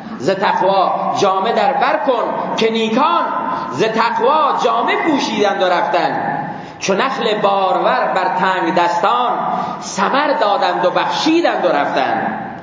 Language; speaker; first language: Persian; non-native, local second language; Baluchi